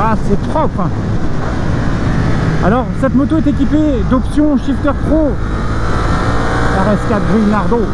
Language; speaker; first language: French; native; French